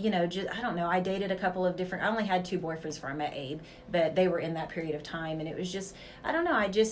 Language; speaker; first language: English; native; English